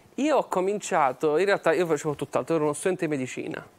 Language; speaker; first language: Italian; native; Italian